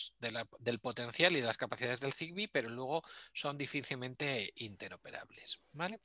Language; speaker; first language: Spanish; native; Spanish